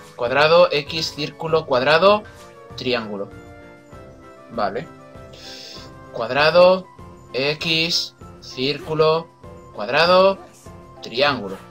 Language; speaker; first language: Spanish; native; Spanish